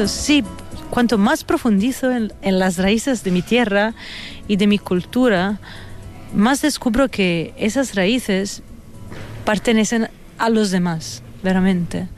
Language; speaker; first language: Spanish; non-native, fluent; Italian